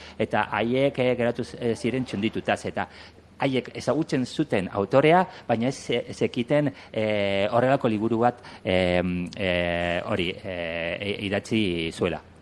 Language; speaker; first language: Basque; non-native, local second language; Spanish